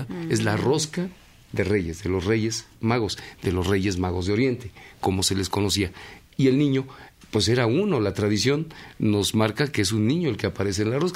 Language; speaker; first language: Spanish; native; Spanish